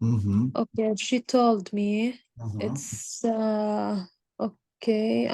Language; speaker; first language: English; non-native, learner; Arabic